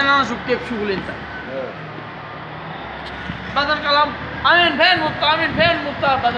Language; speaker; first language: Arabic; non-native, learner; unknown